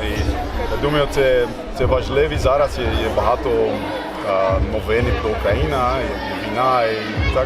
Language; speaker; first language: Ukrainian; non-native, learner; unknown